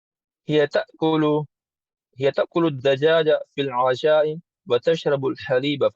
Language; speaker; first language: Arabic; non-native, learner; English